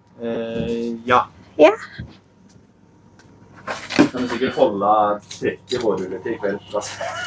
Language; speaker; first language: Norwegian; native; Norwegian